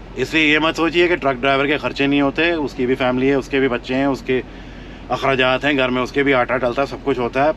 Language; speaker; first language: Urdu; non-native, local second language; Punjabi